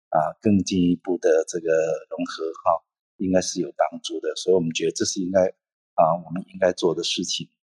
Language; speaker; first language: Chinese; non-native, local second language; Hakka Chinese